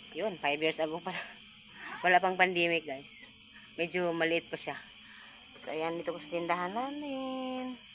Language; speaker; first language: Filipino; non-native, local second language; Cebuano